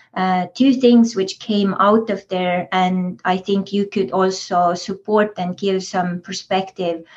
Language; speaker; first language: English; non-native, fluent; Estonian